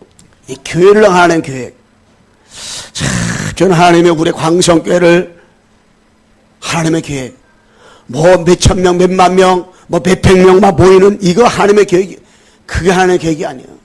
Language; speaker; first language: Korean; native; Korean